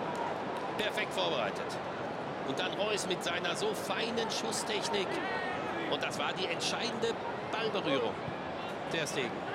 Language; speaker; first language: German; native; German